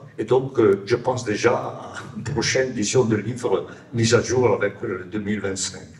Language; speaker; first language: French; non-native, fluent; Italian